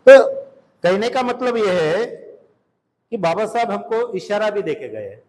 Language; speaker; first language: Hindi; non-native, local second language; Marathi